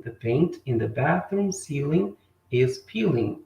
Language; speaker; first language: English; non-native, fluent; Portuguese